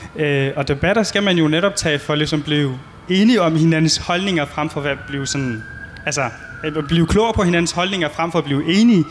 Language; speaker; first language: Danish; early bilingual, other home language; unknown